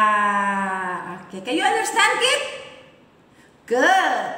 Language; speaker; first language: English; non-native, learner; Indonesian